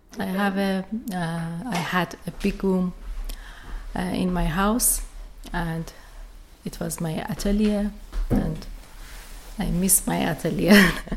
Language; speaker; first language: English; non-native, learner; Persian